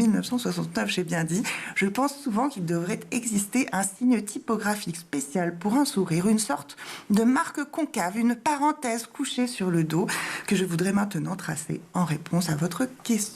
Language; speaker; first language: French; native; French